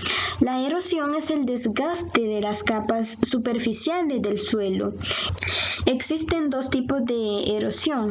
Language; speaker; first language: Spanish; native; Spanish